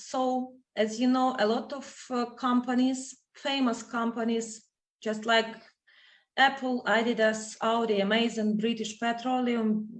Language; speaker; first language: English; non-native, fluent; Ukrainian